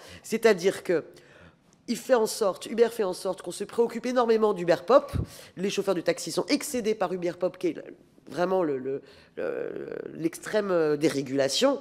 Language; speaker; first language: French; native; French